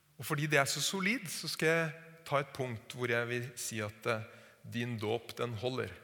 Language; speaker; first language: Norwegian; native; Norwegian